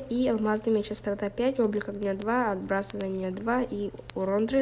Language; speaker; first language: Russian; native; Russian